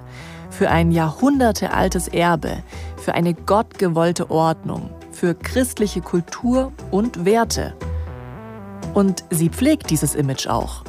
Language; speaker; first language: German; native; German